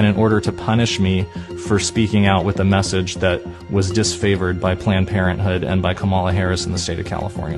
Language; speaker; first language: English; native; English